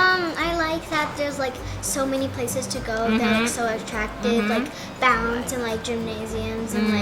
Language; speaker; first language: English; non-native, fluent; Japanese